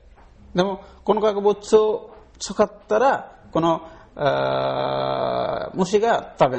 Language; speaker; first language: Japanese; non-native, learner; Bangla